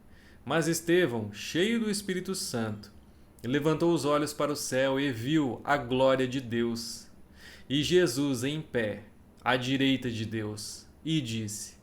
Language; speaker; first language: Portuguese; native; Portuguese